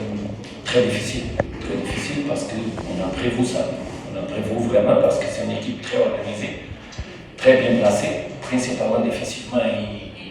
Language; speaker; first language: French; non-native, fluent; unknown